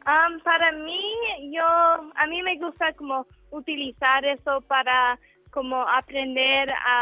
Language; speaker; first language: Spanish; non-native, learner; English